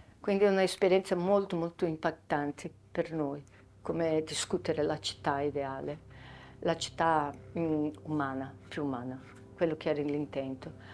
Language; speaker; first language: Italian; non-native, fluent; Portuguese